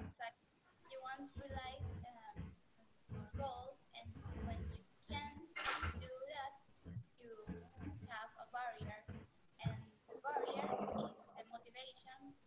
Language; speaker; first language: English; non-native, learner; Spanish